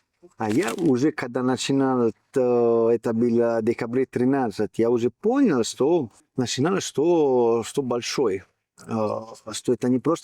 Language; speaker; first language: Russian; non-native, learner; Italian